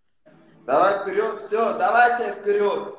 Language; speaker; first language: Russian; non-native, learner; Persian